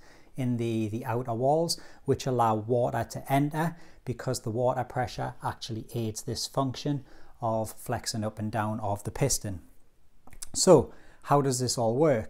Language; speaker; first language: English; native; English